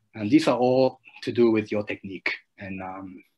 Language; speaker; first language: English; early bilingual, other home language; Japanese